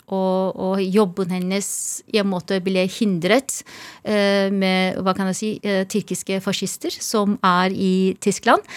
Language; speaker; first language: Norwegian; non-native, fluent; Turkish